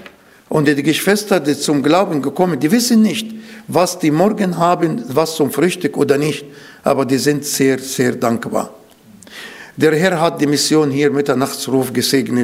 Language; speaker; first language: German; non-native, fluent; Arabic